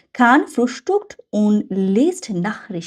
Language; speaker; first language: German; non-native, fluent; Bangla